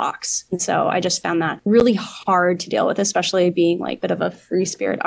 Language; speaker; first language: English; native; English